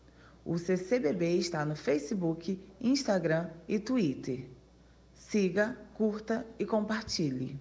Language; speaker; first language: Portuguese; native; Portuguese